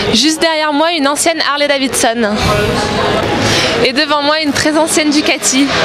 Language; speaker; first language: French; native; French